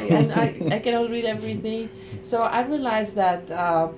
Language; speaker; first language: English; non-native, fluent; Spanish